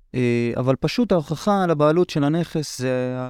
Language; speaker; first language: Hebrew; non-native, local second language; Arabic